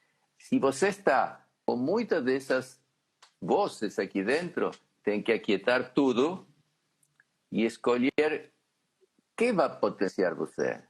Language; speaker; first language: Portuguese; non-native, fluent; Spanish